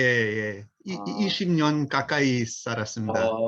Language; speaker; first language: Korean; non-native, learner; English